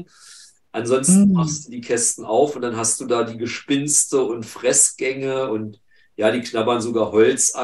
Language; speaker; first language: German; native; German